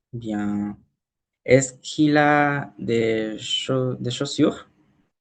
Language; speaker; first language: French; non-native, learner; Spanish